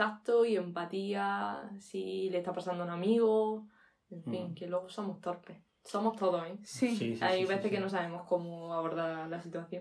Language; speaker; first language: Spanish; native; Spanish